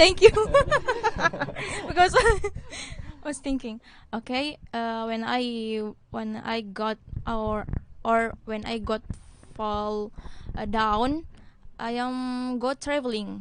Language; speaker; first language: English; non-native, learner; Indonesian